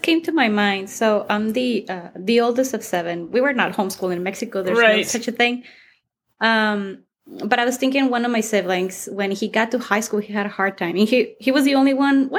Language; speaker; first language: English; non-native, fluent; Spanish